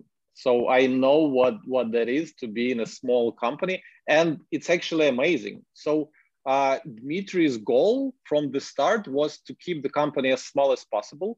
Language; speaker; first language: English; non-native, fluent; Ukrainian